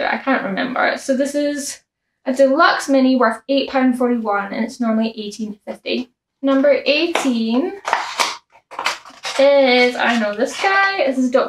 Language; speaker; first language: English; native; English